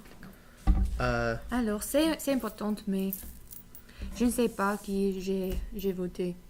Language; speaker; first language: French; non-native, learner; English